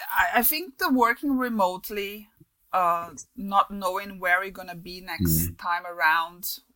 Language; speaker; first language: English; non-native, fluent; Portuguese